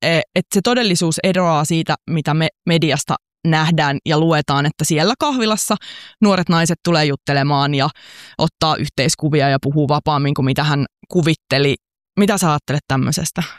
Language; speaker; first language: Finnish; native; Finnish